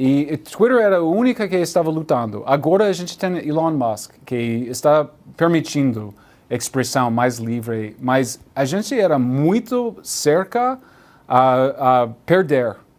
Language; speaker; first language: Portuguese; non-native, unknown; English